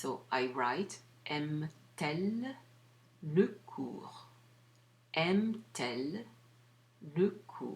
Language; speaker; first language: French; non-native, fluent; English